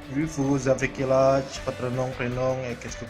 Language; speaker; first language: French; non-native, learner; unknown